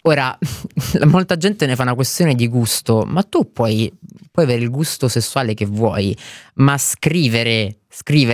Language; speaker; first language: Italian; native; Italian